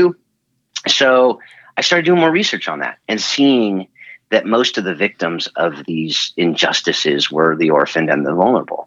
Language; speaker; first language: English; native; English